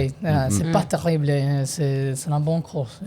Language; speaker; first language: French; non-native, learner; Italian